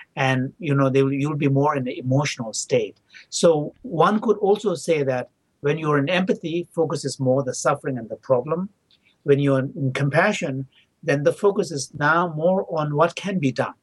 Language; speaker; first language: English; non-native, local second language; Tibetan